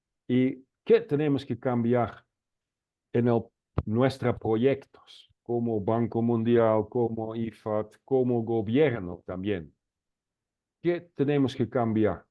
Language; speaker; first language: Spanish; non-native, fluent; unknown